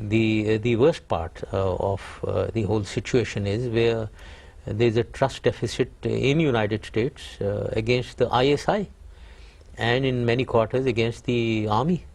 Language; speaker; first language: English; non-native, local second language; Urdu